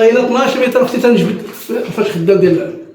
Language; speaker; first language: Arabic; native; Arabic